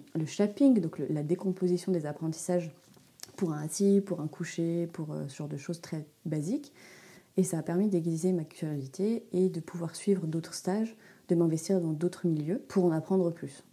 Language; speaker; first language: French; native; French